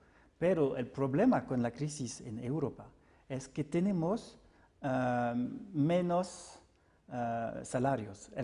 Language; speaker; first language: Spanish; non-native, fluent; French